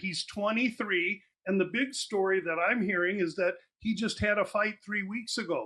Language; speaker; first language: English; native; English